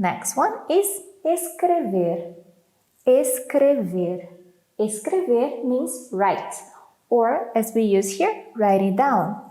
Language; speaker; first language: English; non-native, fluent; Portuguese